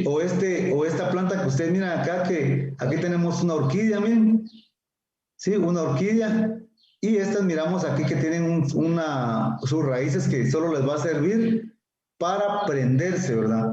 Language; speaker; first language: Spanish; native; Spanish